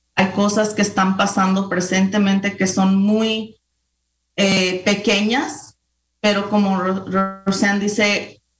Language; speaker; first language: Spanish; early bilingual, heritage; Spanish